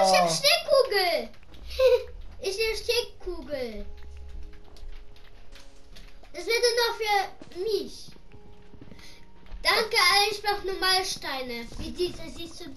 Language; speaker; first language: German; non-native, learner; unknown